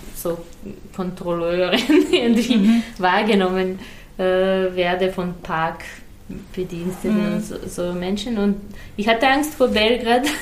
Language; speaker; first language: German; non-native, fluent; Serbian